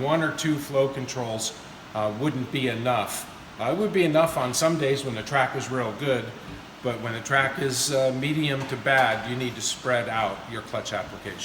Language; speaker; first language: English; native; English